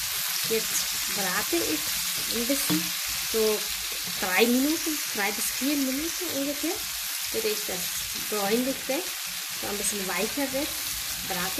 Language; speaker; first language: German; non-native, learner; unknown